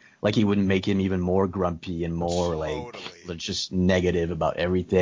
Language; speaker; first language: English; non-native, fluent; French